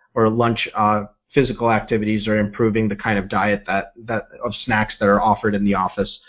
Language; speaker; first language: English; native; English